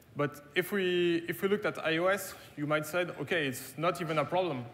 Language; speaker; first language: English; non-native, fluent; German